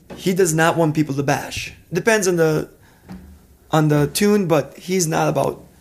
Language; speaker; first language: English; non-native, fluent; Serbian